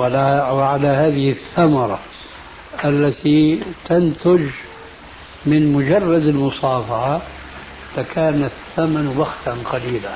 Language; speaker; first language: Arabic; native; Arabic